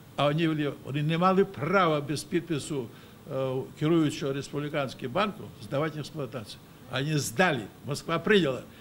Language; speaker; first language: Russian; non-native, local second language; Ukrainian